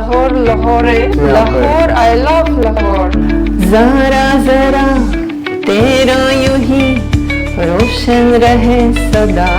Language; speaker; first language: Hindi; non-native, learner; Greek